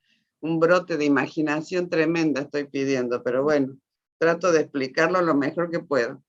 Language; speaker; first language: Spanish; native; Spanish